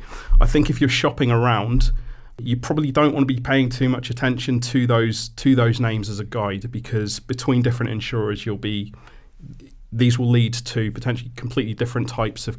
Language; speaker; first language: English; native; English